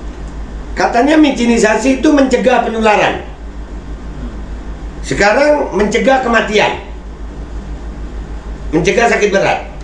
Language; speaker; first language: Indonesian; native; Indonesian